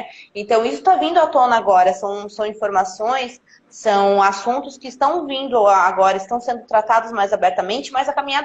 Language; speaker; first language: Portuguese; native; Portuguese